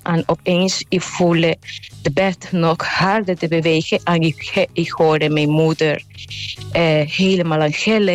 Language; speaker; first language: Dutch; non-native, local second language; Papiamento